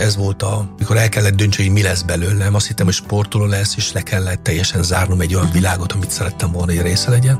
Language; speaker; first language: Hungarian; non-native, fluent; Italian